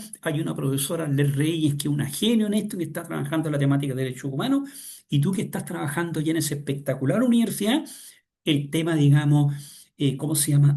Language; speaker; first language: Spanish; native; Spanish